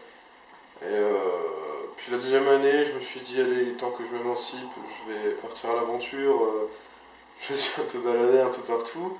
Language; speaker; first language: French; native; French